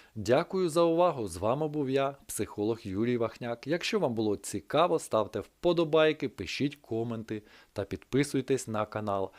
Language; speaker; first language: Ukrainian; native; Ukrainian